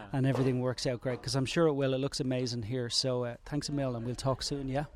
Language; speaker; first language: English; native; English